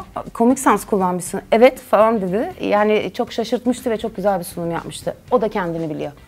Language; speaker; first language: Turkish; native; Turkish